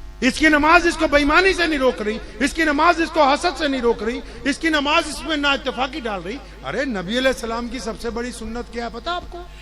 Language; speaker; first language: Urdu; non-native, local second language; Punjabi